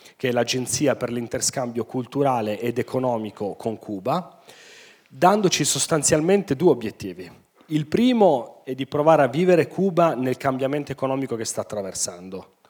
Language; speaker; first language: Italian; native; Italian